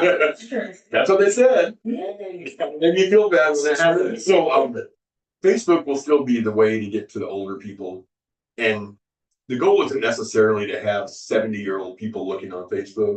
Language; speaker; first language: English; native; English